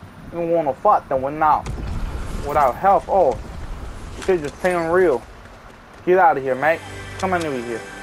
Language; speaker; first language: English; early bilingual, other home language; Spanish